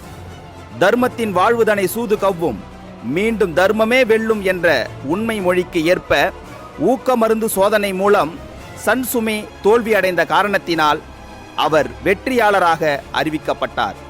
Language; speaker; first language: Tamil; native; Tamil